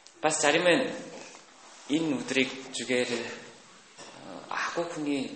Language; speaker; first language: Mongolian; non-native, learner; Korean